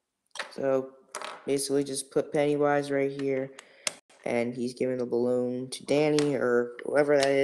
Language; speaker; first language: English; native; English